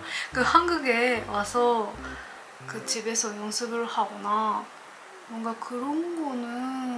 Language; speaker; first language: Korean; non-native, learner; Japanese